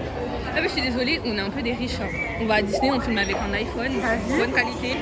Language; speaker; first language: French; native; French